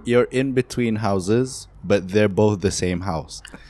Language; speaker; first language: English; non-native, local second language; Malay